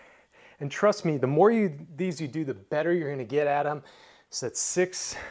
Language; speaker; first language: English; native; English